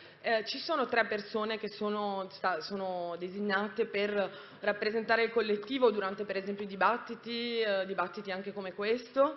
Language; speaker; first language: Italian; native; Italian